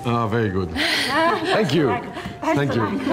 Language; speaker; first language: English; non-native, learner; French